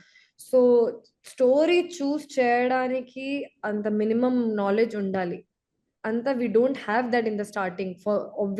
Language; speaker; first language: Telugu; non-native, fluent; Hindi